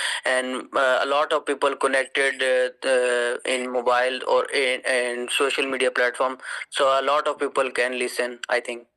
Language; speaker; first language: English; non-native, learner; Urdu